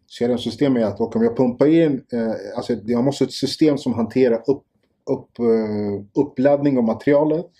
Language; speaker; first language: Swedish; early bilingual, other home language; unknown